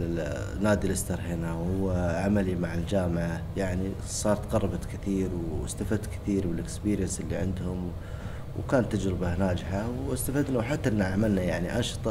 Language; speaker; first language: Arabic; native; Arabic